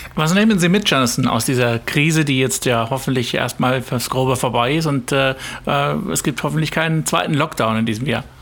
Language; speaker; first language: German; native; German